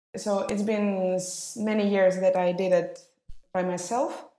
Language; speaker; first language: English; non-native, fluent; Russian